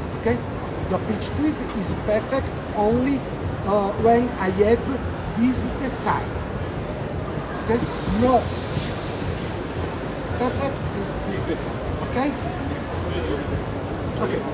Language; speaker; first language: English; non-native, learner; Italian